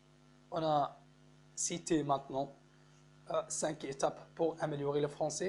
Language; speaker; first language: French; non-native, fluent; Arabic